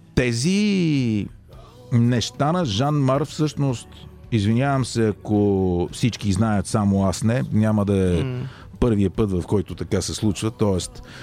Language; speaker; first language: Bulgarian; native; Bulgarian